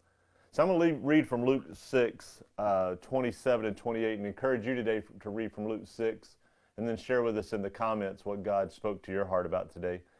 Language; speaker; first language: English; native; English